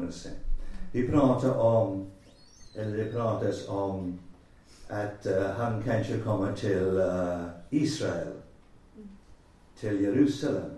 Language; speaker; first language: Swedish; non-native, fluent; English